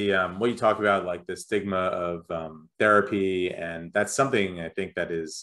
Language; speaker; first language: English; native; English